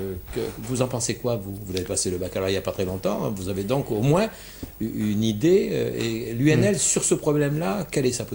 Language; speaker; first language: French; native; French